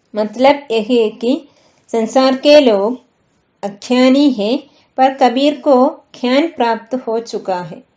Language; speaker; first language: Hindi; non-native, local second language; Malayalam